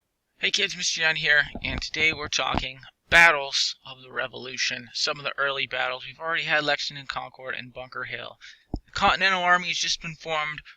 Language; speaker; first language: English; native; English